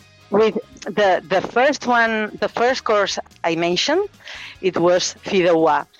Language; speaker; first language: English; non-native, fluent; Catalan